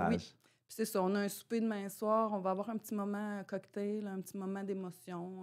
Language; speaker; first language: French; native; French